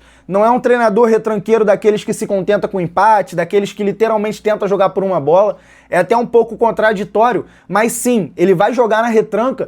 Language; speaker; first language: Portuguese; native; Portuguese